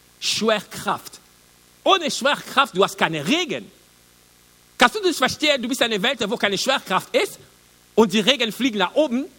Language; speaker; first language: German; non-native, learner; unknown